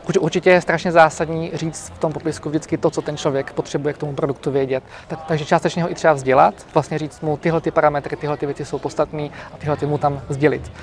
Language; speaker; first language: Czech; native; Czech